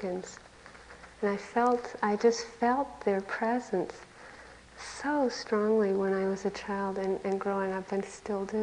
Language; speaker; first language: English; native; English